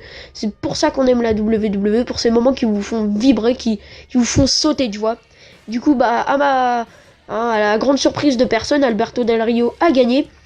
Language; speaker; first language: French; native; French